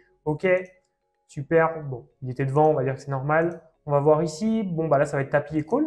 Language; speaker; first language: French; native; French